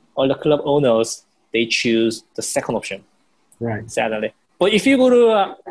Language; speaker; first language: English; non-native, fluent; Korean